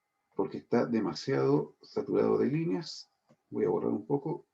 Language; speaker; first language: Spanish; native; Spanish